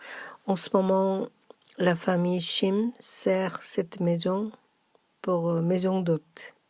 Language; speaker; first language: French; non-native, learner; Korean